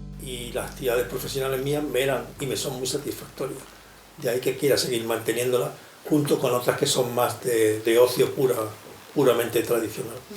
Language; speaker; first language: Spanish; native; Spanish